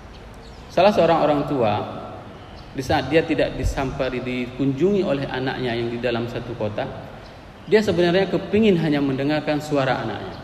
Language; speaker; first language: Indonesian; native; Indonesian